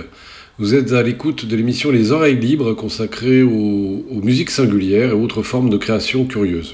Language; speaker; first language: French; native; French